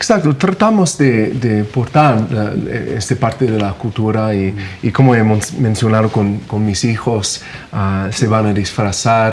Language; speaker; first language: Spanish; non-native, fluent; English